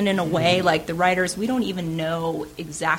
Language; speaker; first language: English; native; English